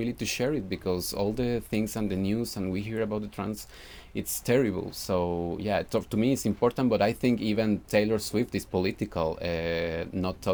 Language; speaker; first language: English; non-native, fluent; Spanish